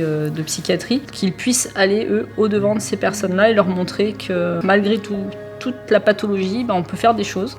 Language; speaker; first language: French; native; French